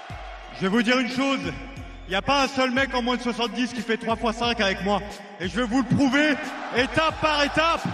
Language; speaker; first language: French; native; French